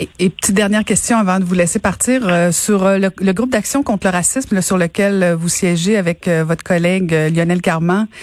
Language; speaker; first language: French; native; French